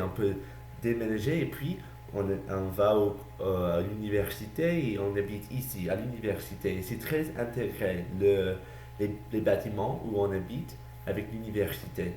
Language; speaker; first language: French; non-native, learner; English